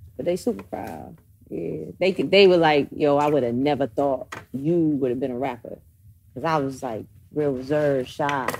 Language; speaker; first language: English; native; English